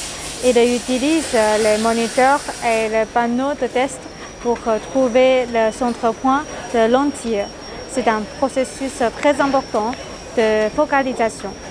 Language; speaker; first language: French; non-native, learner; Chinese